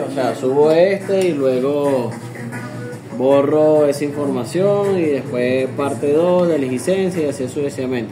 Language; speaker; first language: Spanish; native; Spanish